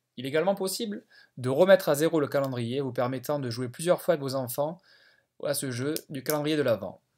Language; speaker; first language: French; native; French